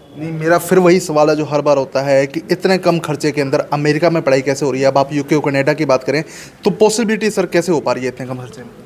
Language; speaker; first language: Hindi; native; Hindi